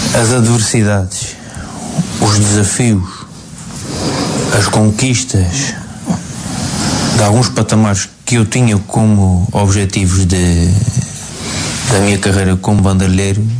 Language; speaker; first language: Portuguese; native; Portuguese